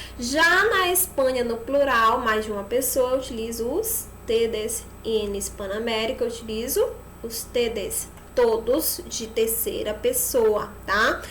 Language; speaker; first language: Portuguese; native; Portuguese